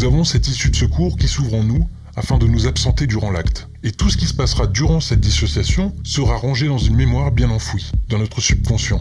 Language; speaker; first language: French; native; French